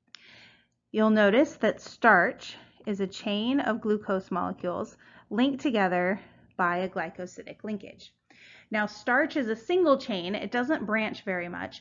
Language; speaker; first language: English; native; English